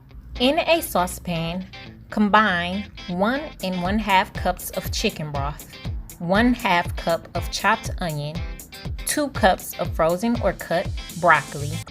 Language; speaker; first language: English; native; English